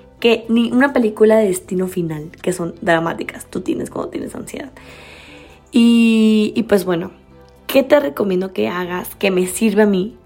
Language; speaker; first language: Spanish; native; Spanish